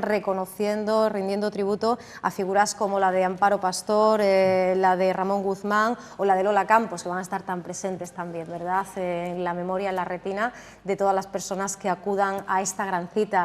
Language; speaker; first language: Spanish; native; Spanish